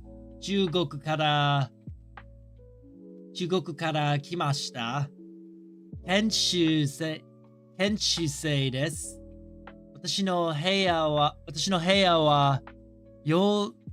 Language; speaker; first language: Japanese; non-native, learner; English